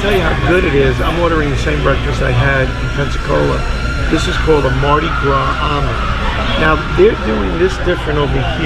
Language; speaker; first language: English; native; English